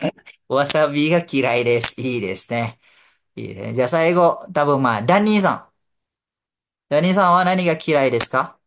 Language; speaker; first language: Japanese; non-native, fluent; Malay